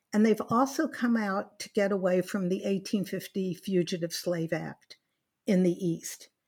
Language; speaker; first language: English; native; English